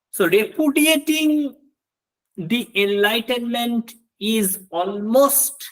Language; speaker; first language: English; non-native, local second language; Bangla